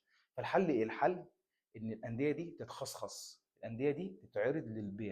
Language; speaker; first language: Arabic; native; Arabic